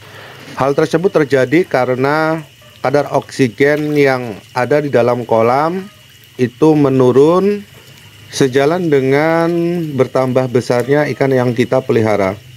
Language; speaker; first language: Indonesian; native; Indonesian